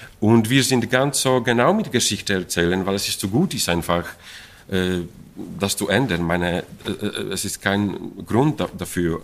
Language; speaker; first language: German; non-native, fluent; Polish